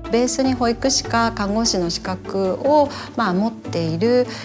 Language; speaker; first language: Japanese; native; Japanese